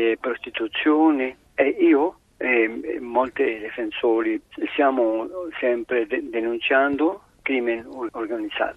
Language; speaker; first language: Italian; non-native, learner; Spanish